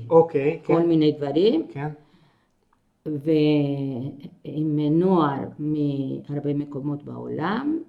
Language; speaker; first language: Hebrew; non-native, fluent; Spanish